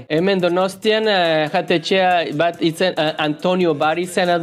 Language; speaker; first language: Basque; non-native, learner; English